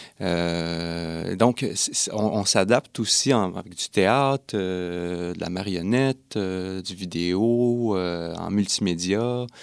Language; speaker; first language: French; native; French